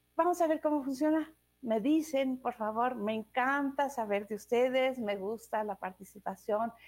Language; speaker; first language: Spanish; native; Spanish